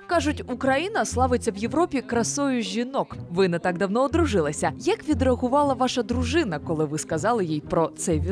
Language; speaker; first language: Ukrainian; native; Ukrainian